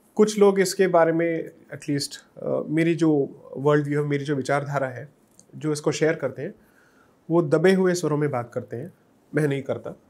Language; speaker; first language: Hindi; non-native, local second language; Tamil